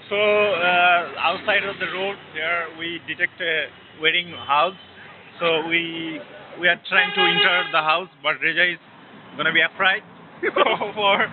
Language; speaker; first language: English; non-native, local second language; Bangla